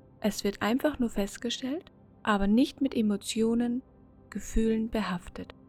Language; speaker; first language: German; native; German